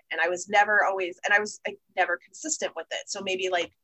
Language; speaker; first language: English; native; English